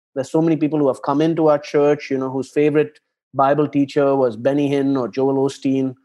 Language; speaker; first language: English; non-native, local second language; Tamil